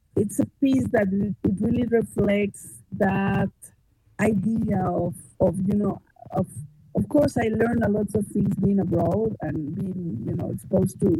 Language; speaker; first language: English; non-native, fluent; Spanish